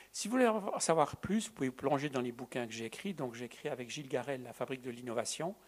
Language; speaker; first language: French; native; French